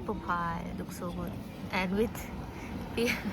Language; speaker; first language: English; non-native, learner; Thai